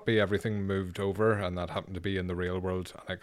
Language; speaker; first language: English; native; English